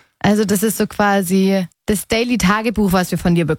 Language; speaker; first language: German; native; German